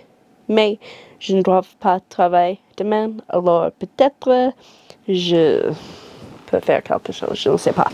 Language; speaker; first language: French; non-native, learner; English